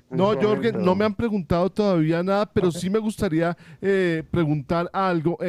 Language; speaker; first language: Spanish; native; Spanish